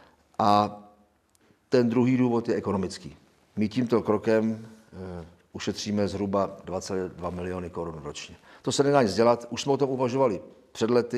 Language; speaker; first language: Czech; native; Czech